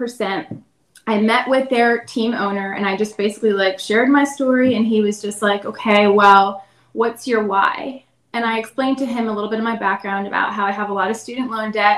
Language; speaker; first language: English; native; English